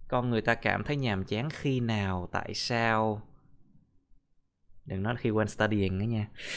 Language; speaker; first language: Vietnamese; native; Vietnamese